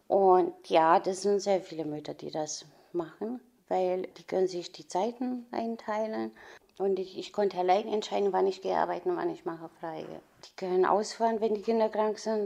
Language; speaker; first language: German; non-native, fluent; Romanian